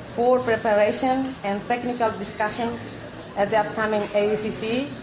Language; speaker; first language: English; non-native, fluent; Tetum